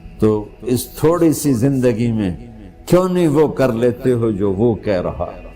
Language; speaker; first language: Urdu; non-native, local second language; Punjabi